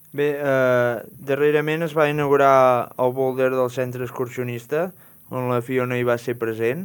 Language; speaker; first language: Catalan; native; Catalan